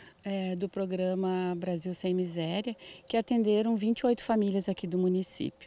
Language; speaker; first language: Portuguese; native; Portuguese